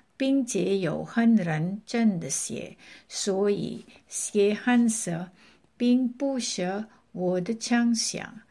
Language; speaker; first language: Chinese; non-native, learner; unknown